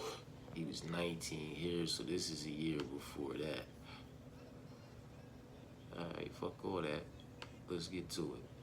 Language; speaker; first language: English; native; English